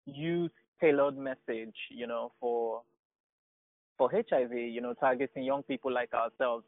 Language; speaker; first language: English; non-native, local second language; Igbo